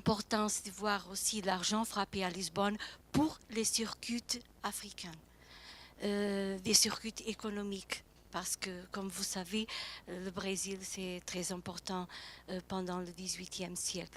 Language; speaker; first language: French; non-native, fluent; Portuguese